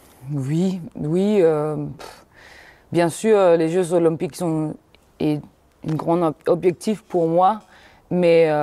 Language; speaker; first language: French; non-native, fluent; Danish